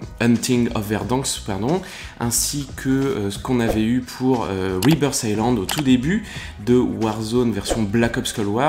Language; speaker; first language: French; native; French